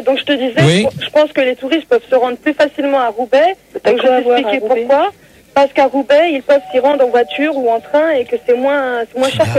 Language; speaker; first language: French; native; French